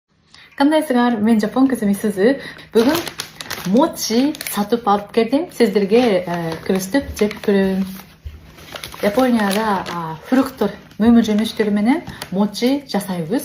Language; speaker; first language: Kyrgyz; non-native, learner; Japanese